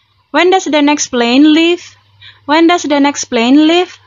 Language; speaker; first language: English; non-native, fluent; Indonesian